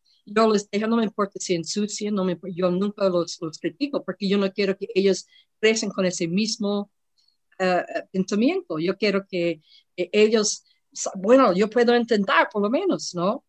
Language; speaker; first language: Spanish; non-native, learner; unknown